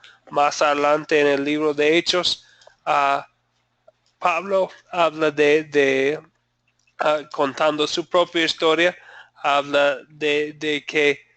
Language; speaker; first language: Spanish; non-native, fluent; English